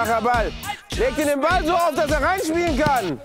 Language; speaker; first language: German; native; German